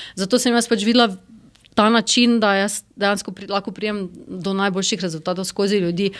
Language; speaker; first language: Slovenian; native; Slovenian